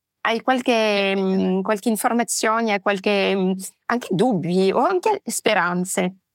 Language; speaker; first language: Italian; non-native, fluent; French